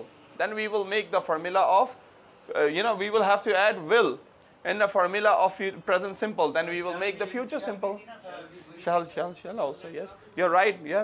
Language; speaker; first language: English; non-native, local second language; Urdu